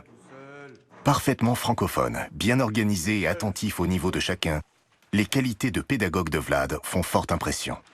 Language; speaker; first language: French; native; French